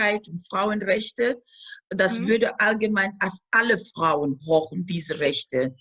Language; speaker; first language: German; non-native, fluent; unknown